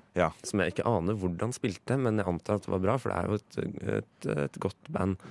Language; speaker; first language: Norwegian; native; Norwegian